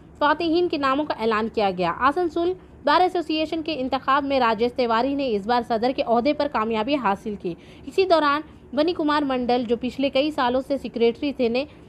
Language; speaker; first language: Urdu; native; Urdu